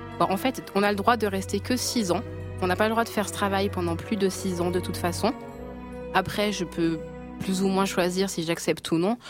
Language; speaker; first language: French; native; French